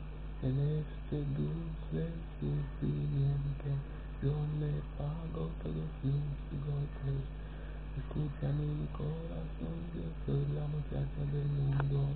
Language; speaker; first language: Spanish; non-native, learner; Romanian